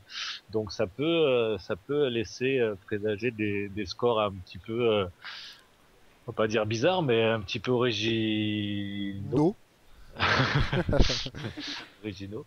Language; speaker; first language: French; native; French